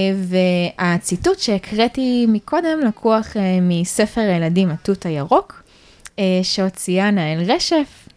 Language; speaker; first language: Hebrew; native; Hebrew